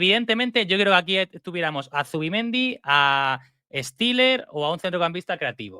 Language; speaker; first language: Spanish; native; Spanish